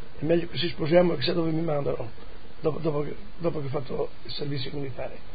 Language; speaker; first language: Italian; non-native, local second language; Friulian